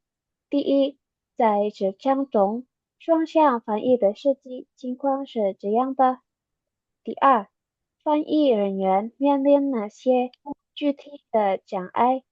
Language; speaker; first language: Chinese; non-native, learner; Indonesian